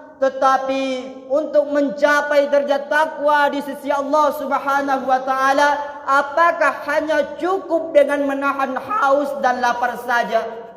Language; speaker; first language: Malay; non-native, local second language; Minangkabau